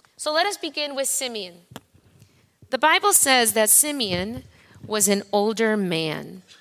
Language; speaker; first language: English; non-native, fluent; Spanish